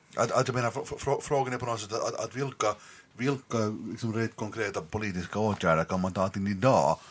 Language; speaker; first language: Swedish; native; Swedish